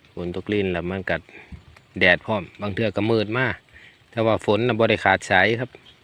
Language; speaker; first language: Thai; native; Thai